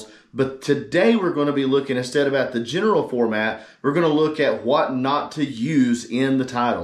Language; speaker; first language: English; native; English